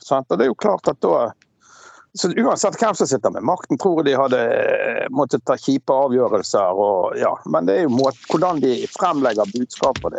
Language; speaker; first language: Norwegian; native; Norwegian